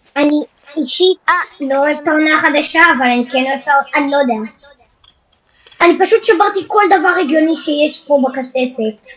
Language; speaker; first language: Hebrew; native; Hebrew